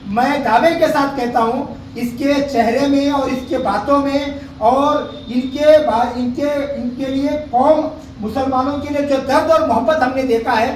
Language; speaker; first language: Hindi; non-native, local second language; Urdu